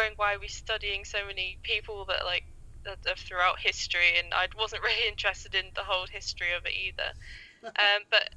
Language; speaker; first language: English; native; English